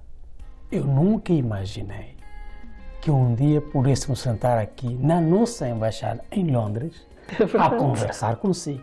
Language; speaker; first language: Portuguese; non-native, local second language; Tetum